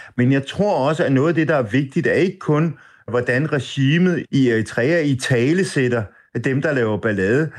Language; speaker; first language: Danish; native; Danish